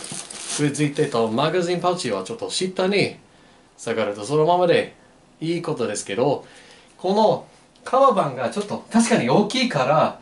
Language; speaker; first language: Japanese; non-native, learner; English